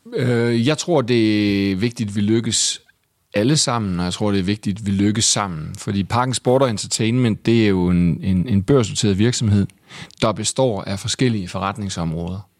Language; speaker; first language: Danish; native; Danish